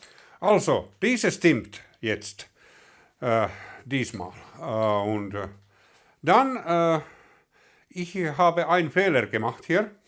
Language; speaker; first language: German; non-native, learner; Finnish